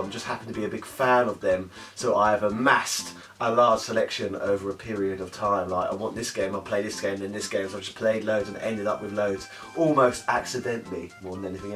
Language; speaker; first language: English; native; English